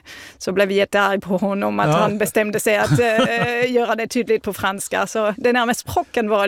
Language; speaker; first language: Swedish; non-native, fluent; French